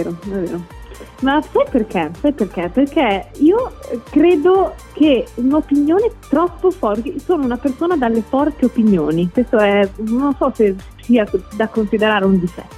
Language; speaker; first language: Italian; native; Italian